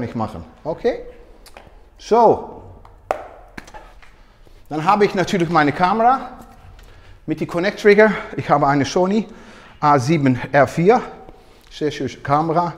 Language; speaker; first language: German; non-native, learner; Dutch